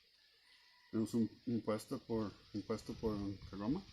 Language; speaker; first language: Spanish; non-native, learner; English